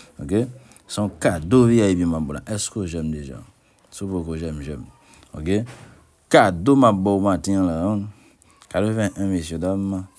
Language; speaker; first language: Haitian Creole; native; Haitian Creole